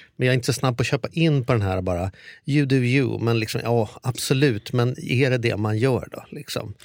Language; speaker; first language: Swedish; native; Swedish